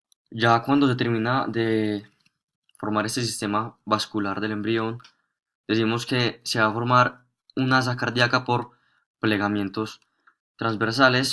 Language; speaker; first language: Spanish; native; Spanish